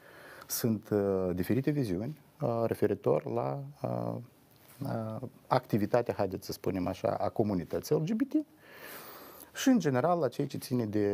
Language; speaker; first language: Romanian; native; Romanian